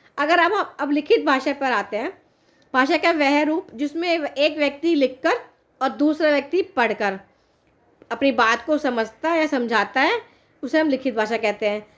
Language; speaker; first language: Hindi; native; Hindi